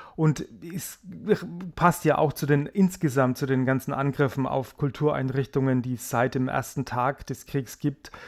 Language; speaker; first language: German; native; German